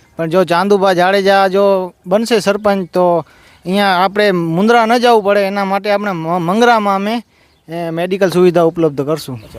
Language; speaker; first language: Gujarati; native; Gujarati